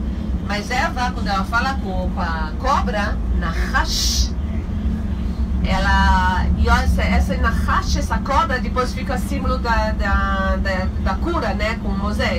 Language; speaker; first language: Portuguese; non-native, fluent; Hebrew